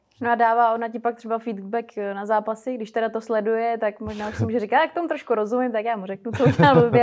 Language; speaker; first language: Czech; native; Czech